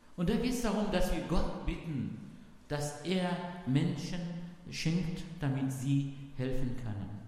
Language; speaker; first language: German; non-native, fluent; Arabic